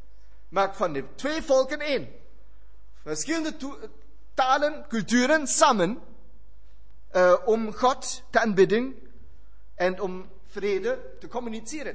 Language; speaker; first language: Dutch; non-native, fluent; German